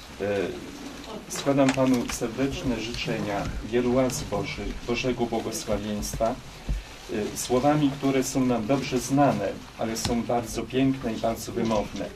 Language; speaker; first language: Polish; native; Polish